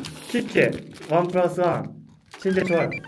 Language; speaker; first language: Korean; non-native, learner; Japanese